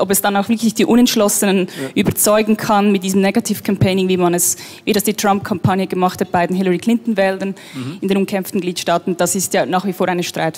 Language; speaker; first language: German; native; German